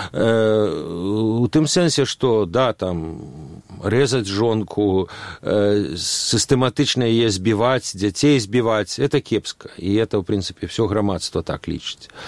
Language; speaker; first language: Belarusian; non-native, local second language; Russian